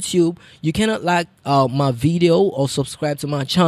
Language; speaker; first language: English; non-native, local second language; Krio